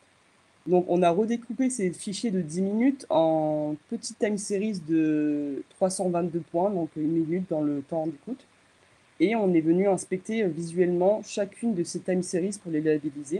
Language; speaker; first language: French; native; French